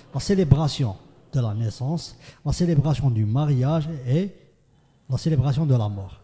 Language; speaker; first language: French; non-native, local second language; Arabic